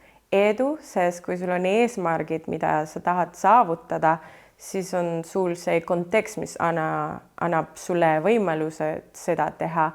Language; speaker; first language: Estonian; non-native, fluent; Spanish